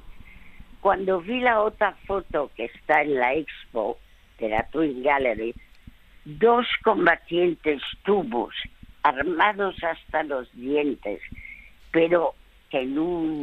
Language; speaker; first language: Spanish; early bilingual, other home language; French